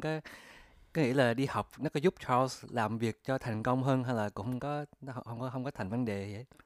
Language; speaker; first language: Vietnamese; early bilingual, heritage; Vietnamese